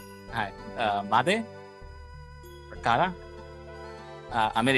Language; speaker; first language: Japanese; early bilingual, heritage; English